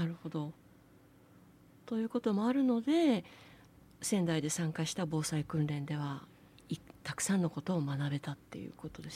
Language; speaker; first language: Japanese; native; Japanese